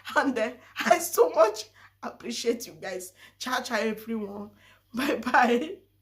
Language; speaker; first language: Nigerian Pidgin; native; Nigerian Pidgin